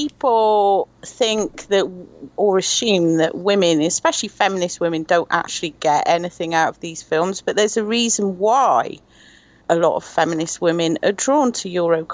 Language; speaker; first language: English; native; English